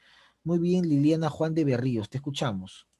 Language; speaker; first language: Spanish; native; Spanish